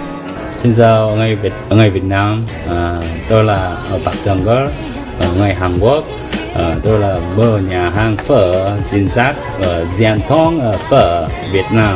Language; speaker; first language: Vietnamese; non-native, learner; Korean